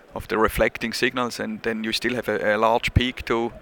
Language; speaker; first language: English; non-native, fluent; German